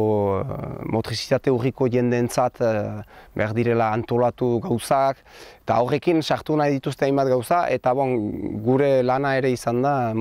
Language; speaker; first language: Basque; native; Basque